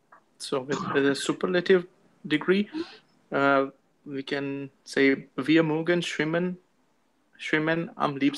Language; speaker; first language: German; non-native, learner; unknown